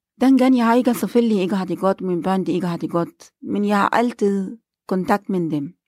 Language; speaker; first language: Danish; non-native, learner; Arabic